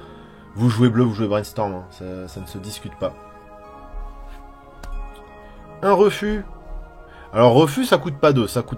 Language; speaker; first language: French; native; French